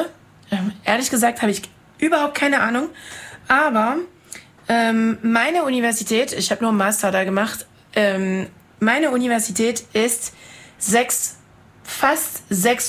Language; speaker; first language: German; non-native, fluent; French